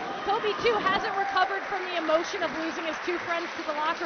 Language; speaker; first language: English; native; English